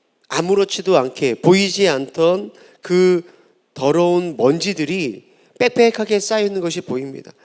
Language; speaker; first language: Korean; native; Korean